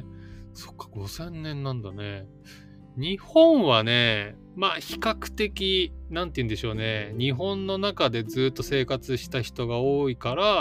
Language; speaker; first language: Japanese; native; Japanese